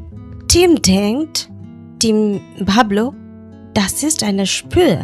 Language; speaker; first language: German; non-native, learner; Bangla